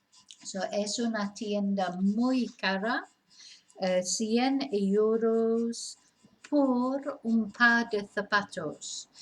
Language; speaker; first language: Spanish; non-native, fluent; English